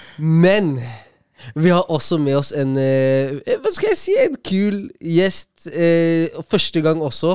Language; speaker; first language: Norwegian; early bilingual, other home language; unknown